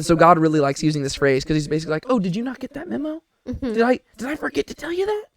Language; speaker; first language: English; native; English